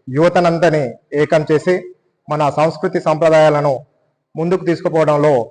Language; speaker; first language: Telugu; non-native, local second language; Lambadi